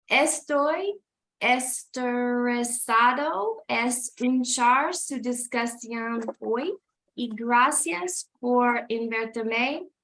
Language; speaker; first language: Spanish; non-native, learner; English